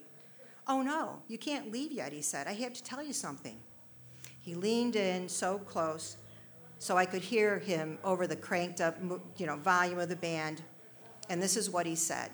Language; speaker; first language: English; native; English